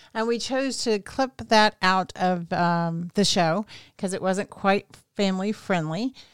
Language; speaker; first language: English; native; English